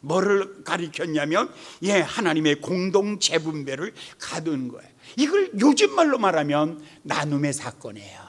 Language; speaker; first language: Korean; native; Korean